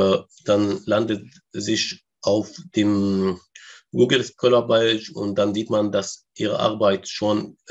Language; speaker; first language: German; non-native, learner; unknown